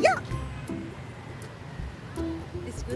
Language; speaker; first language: English; non-native, learner; Vietnamese